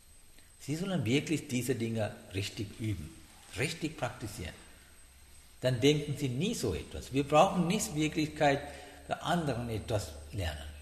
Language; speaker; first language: German; non-native, learner; Sinhala